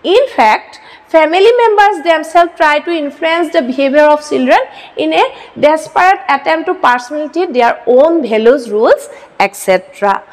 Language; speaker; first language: English; non-native, local second language; Assamese